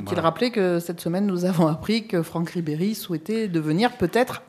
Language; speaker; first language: French; native; French